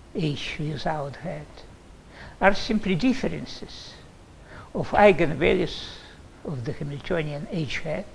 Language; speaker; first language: English; non-native, fluent; Russian